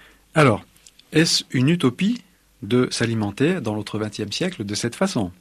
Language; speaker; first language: French; native; French